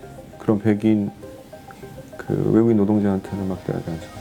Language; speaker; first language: Korean; native; Korean